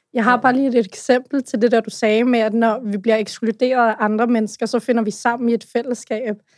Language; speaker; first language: Danish; early bilingual, other home language; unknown